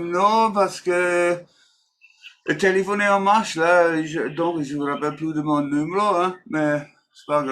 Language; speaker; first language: French; non-native, learner; English